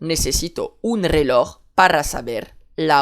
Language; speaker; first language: Spanish; non-native, fluent; French